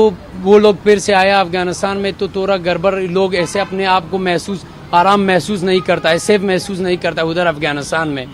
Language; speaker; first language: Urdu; non-native, learner; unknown